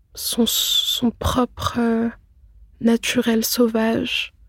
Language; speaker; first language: French; non-native, local second language; Arabic